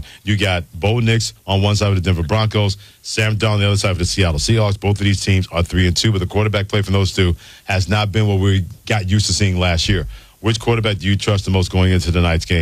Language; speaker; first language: English; native; English